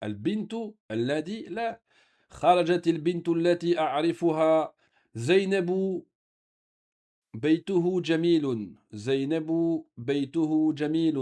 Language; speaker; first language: Arabic; non-native, fluent; French